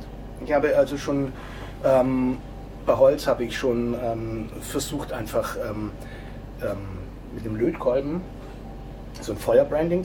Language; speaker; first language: German; native; German